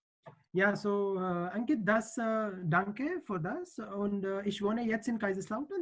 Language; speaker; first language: German; non-native, learner; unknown